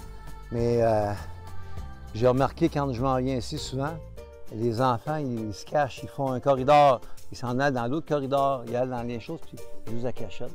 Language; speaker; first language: French; native; French